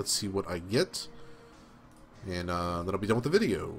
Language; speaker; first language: English; native; English